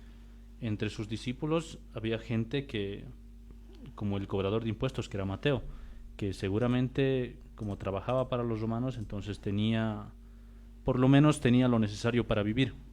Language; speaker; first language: Spanish; native; Spanish